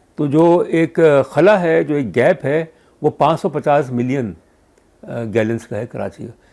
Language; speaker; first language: Urdu; native; Urdu